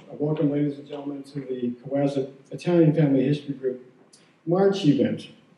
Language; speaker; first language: English; native; English